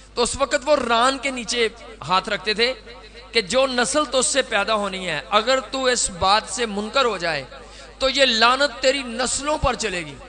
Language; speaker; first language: Urdu; non-native, local second language; Punjabi